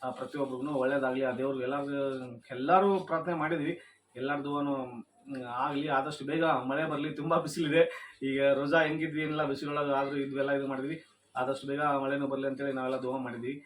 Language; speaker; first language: Kannada; non-native, local second language; Urdu